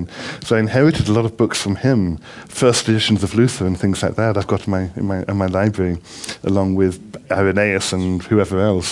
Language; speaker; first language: English; native; English